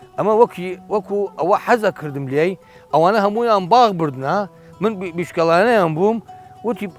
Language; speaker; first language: Central Kurdish; native; Central Kurdish